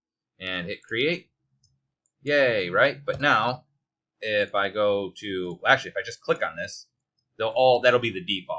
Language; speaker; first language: English; native; English